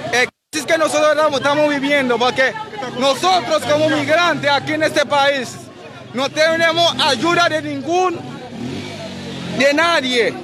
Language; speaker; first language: Spanish; non-native, fluent; Haitian Creole